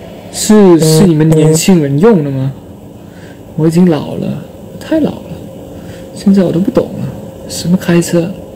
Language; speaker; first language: Chinese; non-native, fluent; Thai